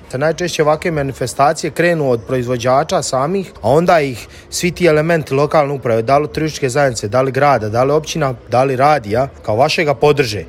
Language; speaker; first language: Croatian; native; Croatian